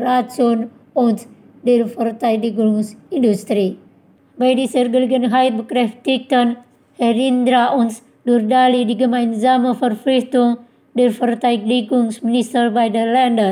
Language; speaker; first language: German; non-native, fluent; Indonesian